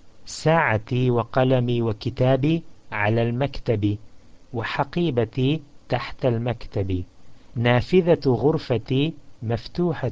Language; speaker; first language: Arabic; non-native, fluent; English